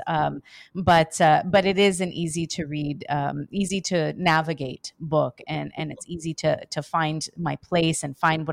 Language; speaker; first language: English; native; English